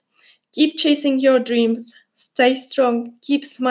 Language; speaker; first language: English; non-native, fluent; Czech